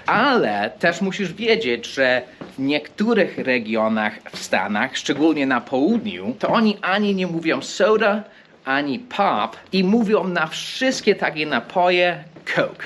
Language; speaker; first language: Polish; non-native, fluent; English